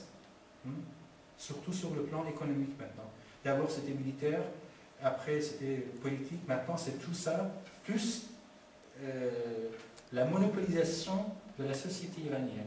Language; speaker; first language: French; non-native, fluent; Persian